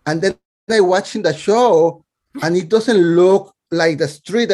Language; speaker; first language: English; non-native, fluent; Spanish